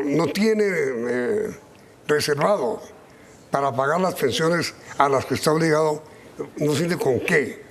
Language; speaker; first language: Spanish; native; Spanish